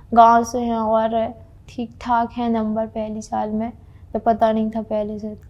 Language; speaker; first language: Hindi; native; Hindi